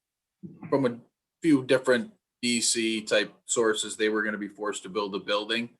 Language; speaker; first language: English; native; English